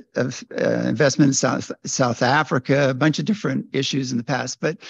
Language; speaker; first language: English; native; English